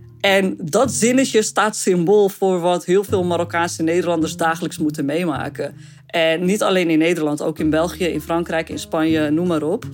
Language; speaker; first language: Dutch; early bilingual, other home language; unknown